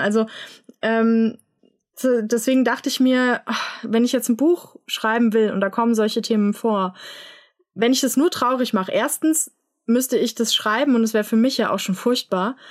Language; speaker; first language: German; native; German